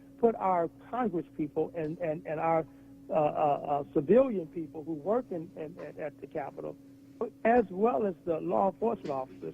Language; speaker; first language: English; native; English